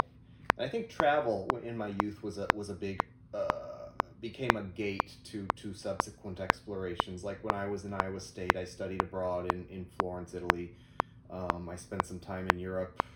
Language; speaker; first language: English; native; English